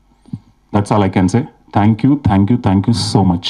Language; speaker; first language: Telugu; native; Telugu